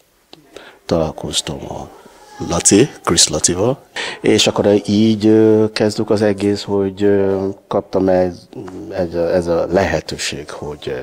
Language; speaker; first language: Hungarian; non-native, learner; Yoruba